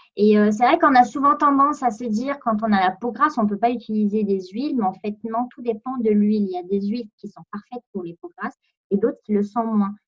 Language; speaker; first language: French; non-native, local second language; Arabic